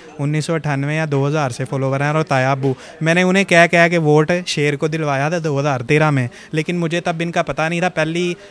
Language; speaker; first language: Urdu; non-native, local second language; Punjabi